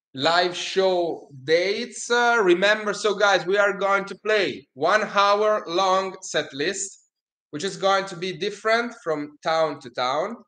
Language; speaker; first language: English; non-native, fluent; Italian